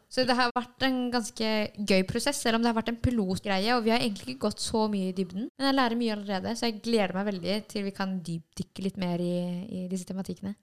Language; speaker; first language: Norwegian; early bilingual, other home language; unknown